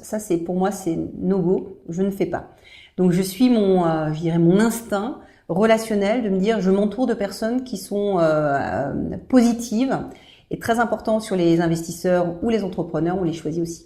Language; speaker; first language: French; native; French